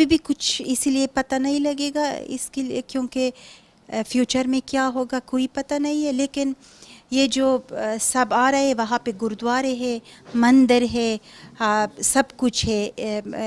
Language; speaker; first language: Hindi; non-native, fluent; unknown